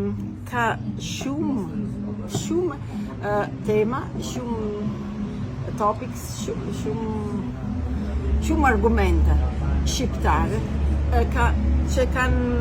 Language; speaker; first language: Albanian; non-native, learner; Italian